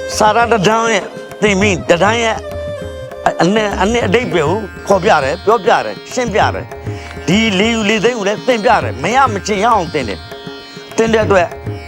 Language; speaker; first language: Burmese; non-native, local second language; Tamil